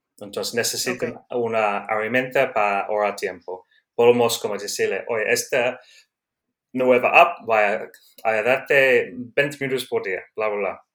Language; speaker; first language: Spanish; non-native, learner; English